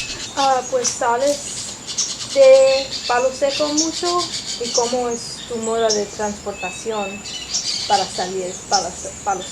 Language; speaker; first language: Spanish; non-native, learner; English